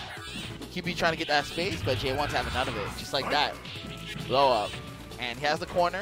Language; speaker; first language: English; native; English